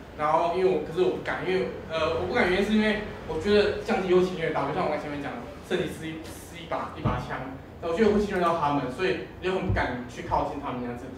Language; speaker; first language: Chinese; native; Chinese